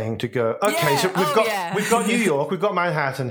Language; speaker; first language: English; native; English